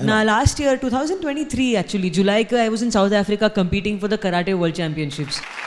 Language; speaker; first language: Tamil; non-native, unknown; Hindi